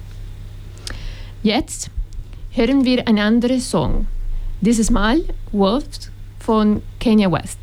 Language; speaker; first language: German; non-native, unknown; Spanish